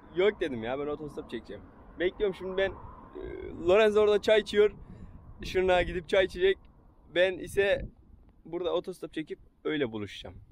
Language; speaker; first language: Turkish; native; Turkish